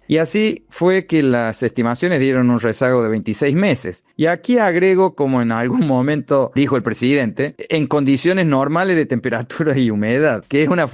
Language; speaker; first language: Spanish; native; Spanish